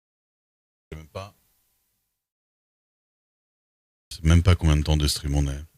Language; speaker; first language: French; native; French